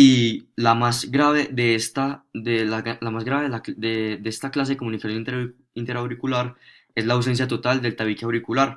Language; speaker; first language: Spanish; native; Spanish